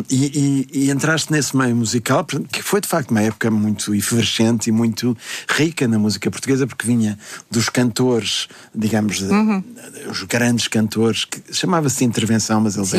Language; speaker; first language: Portuguese; native; Portuguese